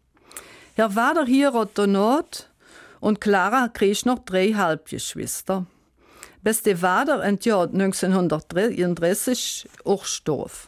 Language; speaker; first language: German; native; German